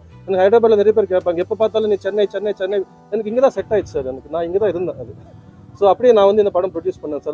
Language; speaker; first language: Tamil; non-native, local second language; Telugu